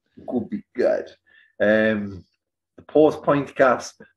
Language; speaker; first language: English; native; English